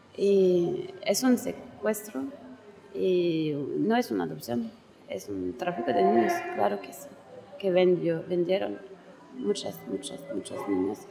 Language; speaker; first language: Spanish; non-native, learner; French